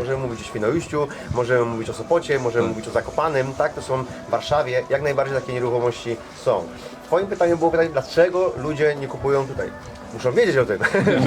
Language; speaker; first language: Polish; native; Polish